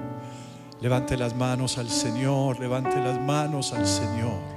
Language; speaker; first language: Spanish; native; Spanish